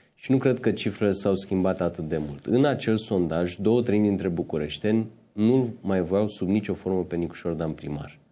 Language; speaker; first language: Romanian; native; Romanian